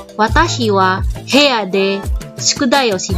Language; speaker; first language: Japanese; non-native, fluent; Indonesian